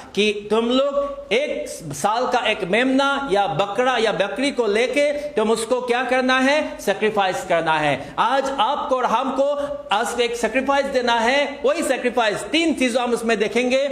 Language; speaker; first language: Hindi; non-native, local second language; Assamese